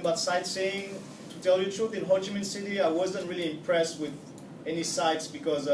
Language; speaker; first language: English; non-native, fluent; French